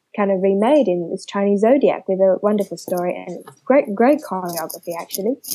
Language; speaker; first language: English; early bilingual, other home language; Chinese